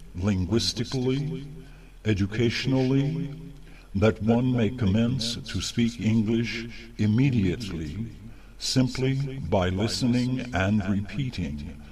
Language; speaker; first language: English; native; English